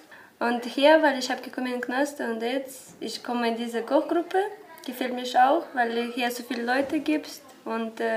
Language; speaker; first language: German; non-native, learner; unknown